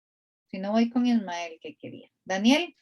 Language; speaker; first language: Spanish; native; Spanish